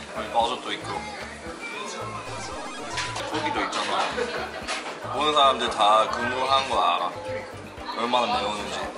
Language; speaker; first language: Korean; non-native, fluent; English